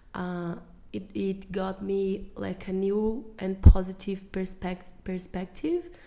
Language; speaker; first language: English; non-native, fluent; Portuguese